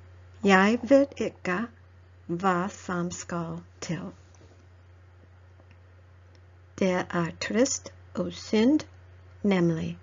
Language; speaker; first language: Norwegian; non-native, learner; English